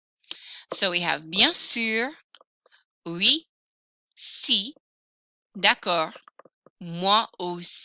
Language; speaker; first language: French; non-native, fluent; English